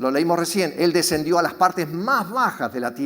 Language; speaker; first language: Spanish; native; Spanish